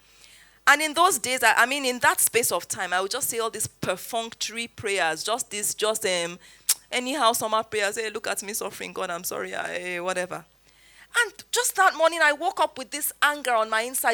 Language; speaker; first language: English; non-native, local second language; Yoruba